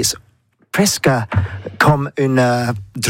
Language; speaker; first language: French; non-native, learner; English